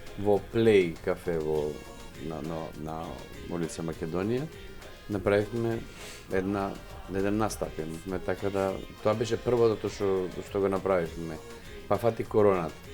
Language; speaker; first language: Macedonian; native; Macedonian